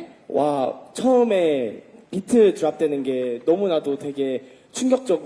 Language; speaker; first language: Korean; native; Korean